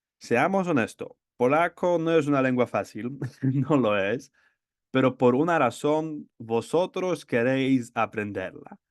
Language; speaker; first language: Spanish; non-native, fluent; Polish